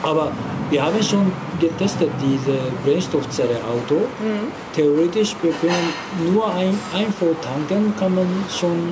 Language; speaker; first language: German; non-native, learner; Japanese